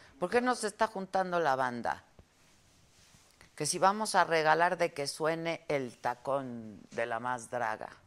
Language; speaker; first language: Spanish; native; Spanish